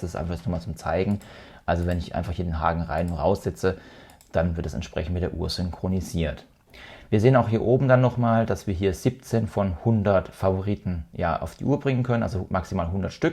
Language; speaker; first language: German; native; German